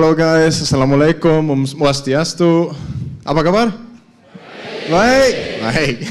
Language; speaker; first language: Indonesian; non-native, fluent; Danish